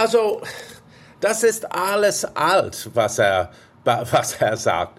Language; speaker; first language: German; non-native, fluent; English